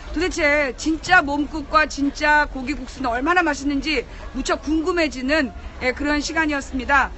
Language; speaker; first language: Korean; native; Korean